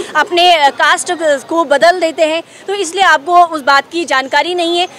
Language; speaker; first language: Hindi; native; Hindi